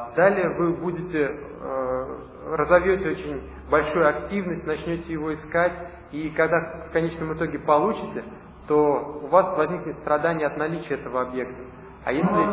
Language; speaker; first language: Russian; native; Russian